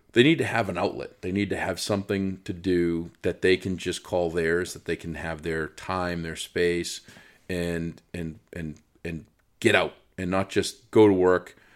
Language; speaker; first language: English; native; English